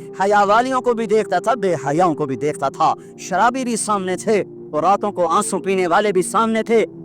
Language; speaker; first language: Urdu; non-native, local second language; Punjabi